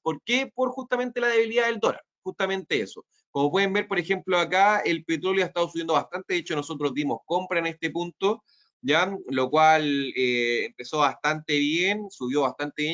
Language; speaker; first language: Spanish; native; Spanish